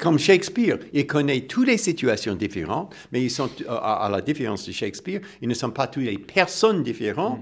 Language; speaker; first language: French; non-native, fluent; English